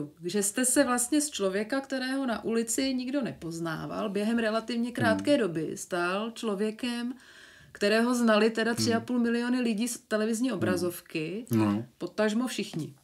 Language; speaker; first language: Czech; native; Czech